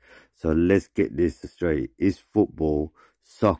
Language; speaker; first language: English; native; English